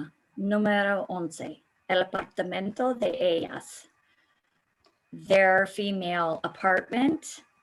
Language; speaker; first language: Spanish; non-native, learner; English